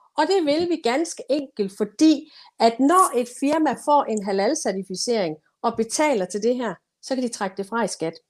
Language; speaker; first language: Danish; native; Danish